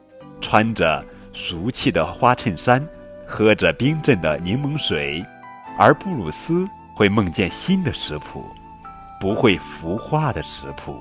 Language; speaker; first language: Chinese; native; Chinese